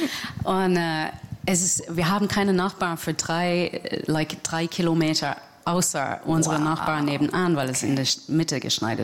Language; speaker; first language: German; non-native, fluent; English